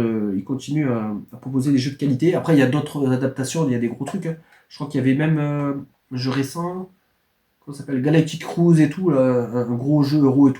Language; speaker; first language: French; native; French